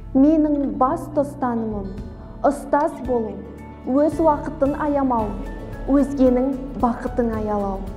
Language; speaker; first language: Kazakh; non-native, local second language; Russian